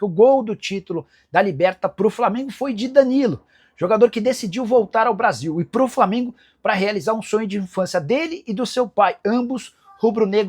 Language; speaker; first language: Portuguese; native; Portuguese